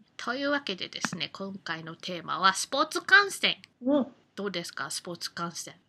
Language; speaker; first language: Japanese; native; Japanese